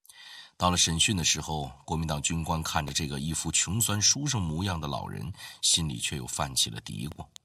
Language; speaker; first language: Chinese; native; Chinese